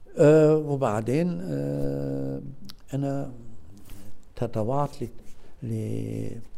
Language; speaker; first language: Arabic; non-native, fluent; German